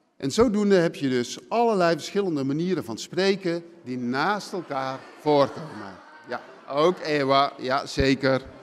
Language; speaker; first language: Dutch; native; Dutch